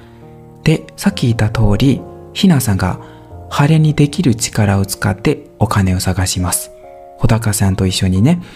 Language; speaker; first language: Japanese; non-native, learner; Burmese